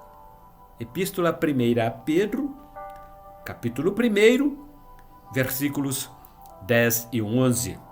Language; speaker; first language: Portuguese; native; Portuguese